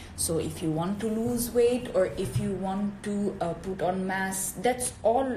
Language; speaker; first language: English; non-native, fluent; Italian